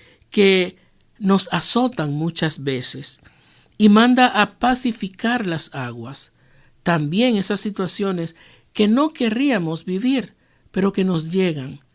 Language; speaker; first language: Spanish; native; Spanish